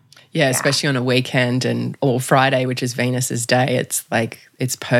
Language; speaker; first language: English; native; English